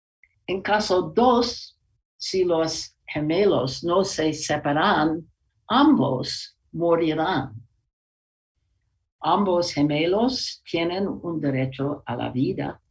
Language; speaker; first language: Spanish; non-native, learner; English